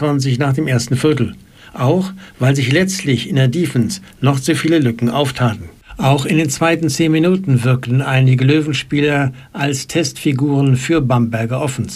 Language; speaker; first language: German; native; German